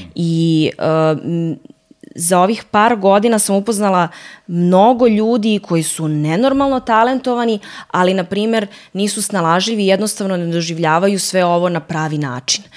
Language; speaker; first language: Serbian; early bilingual, heritage; Serbian